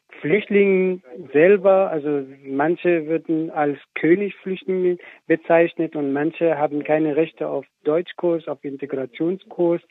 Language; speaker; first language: German; non-native, fluent; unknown